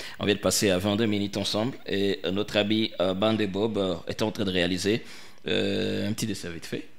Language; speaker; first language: French; non-native, local second language; Swahili